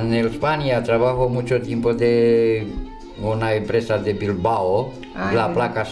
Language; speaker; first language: Spanish; non-native, learner; Romanian